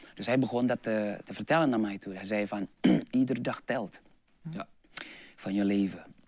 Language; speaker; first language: Dutch; non-native, fluent; Indonesian